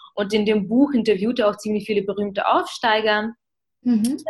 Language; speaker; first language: German; early bilingual, other home language; Ukrainian